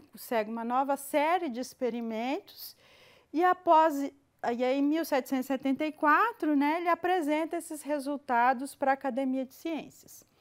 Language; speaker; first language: Portuguese; native; Portuguese